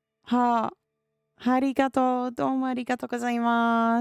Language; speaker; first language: Japanese; non-native, learner; English